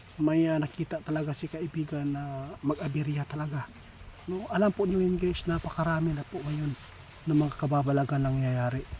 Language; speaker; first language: Filipino; non-native, local second language; Cebuano